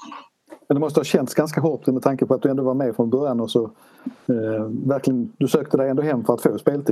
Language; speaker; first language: Swedish; native; Swedish